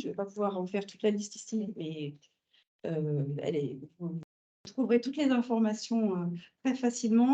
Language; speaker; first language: French; native; French